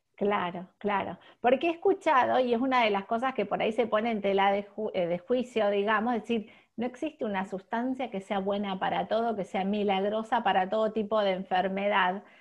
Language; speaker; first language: Spanish; native; Spanish